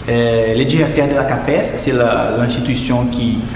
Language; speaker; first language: French; non-native, fluent; Portuguese